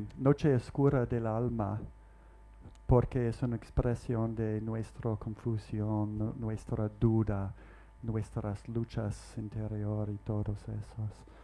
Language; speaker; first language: Spanish; non-native, learner; English